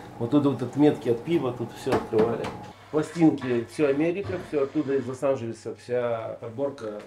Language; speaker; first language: Russian; native; Russian